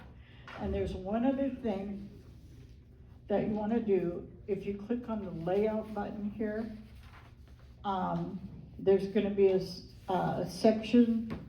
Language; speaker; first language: English; native; English